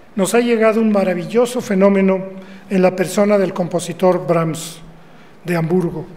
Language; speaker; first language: Spanish; native; Spanish